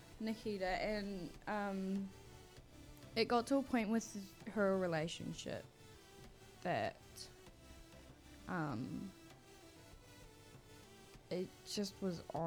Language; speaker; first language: English; native; English